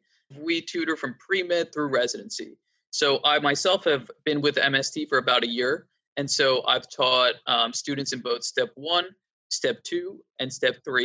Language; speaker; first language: English; native; English